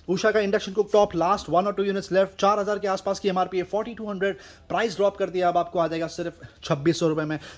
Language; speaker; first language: Hindi; native; Hindi